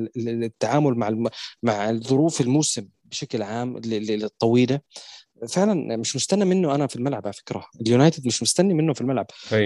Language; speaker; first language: Arabic; native; Arabic